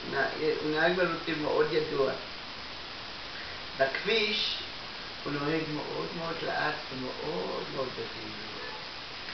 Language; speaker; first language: Hebrew; non-native, fluent; Russian